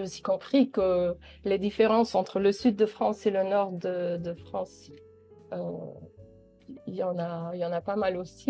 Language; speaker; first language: French; non-native, local second language; Dutch